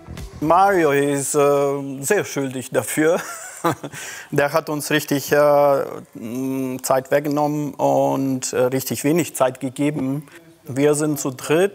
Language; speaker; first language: German; non-native, learner; Serbian